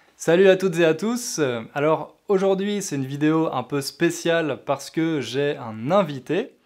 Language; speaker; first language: French; native; French